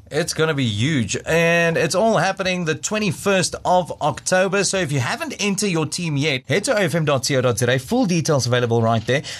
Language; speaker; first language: English; non-native, local second language; Afrikaans